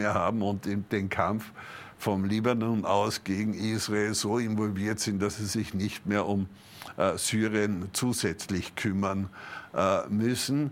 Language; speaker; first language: German; native; German